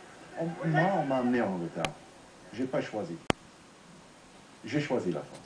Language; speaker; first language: French; non-native, fluent; English